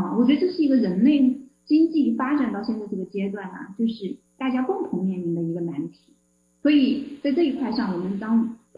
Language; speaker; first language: Chinese; native; Chinese